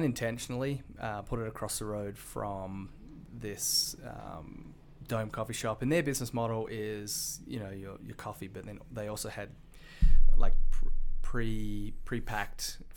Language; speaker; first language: English; native; English